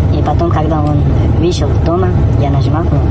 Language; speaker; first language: Russian; non-native, learner; Uzbek